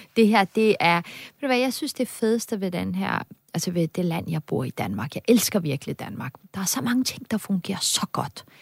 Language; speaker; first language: Danish; early bilingual, other home language; Turkish